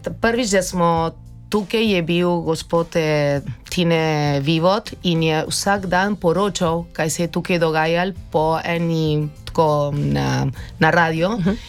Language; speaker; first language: Slovenian; early bilingual, heritage; Slovenian